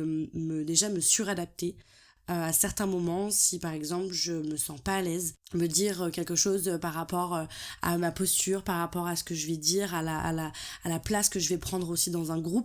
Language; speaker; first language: French; native; French